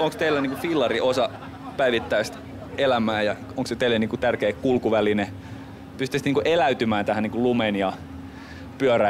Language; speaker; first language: Finnish; native; Finnish